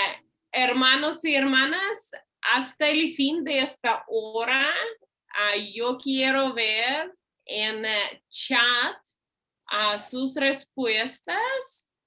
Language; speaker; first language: Spanish; non-native, fluent; English